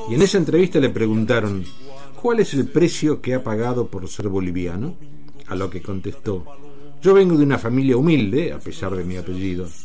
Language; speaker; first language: Spanish; native; Spanish